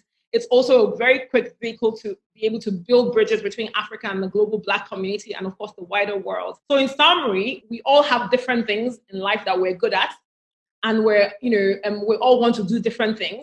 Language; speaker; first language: English; non-native, local second language; Igbo